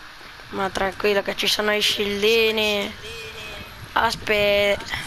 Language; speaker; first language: Italian; native; Italian